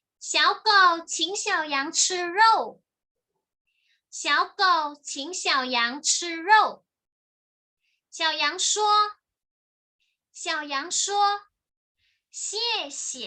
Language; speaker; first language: Chinese; non-native, fluent; Thai